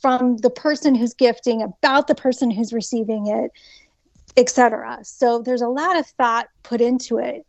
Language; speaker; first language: English; native; English